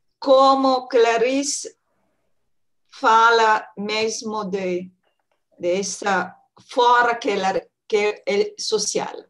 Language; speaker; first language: Portuguese; non-native, learner; French